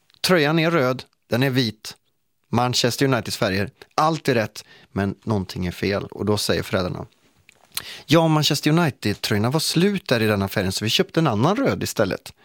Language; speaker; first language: Swedish; native; Swedish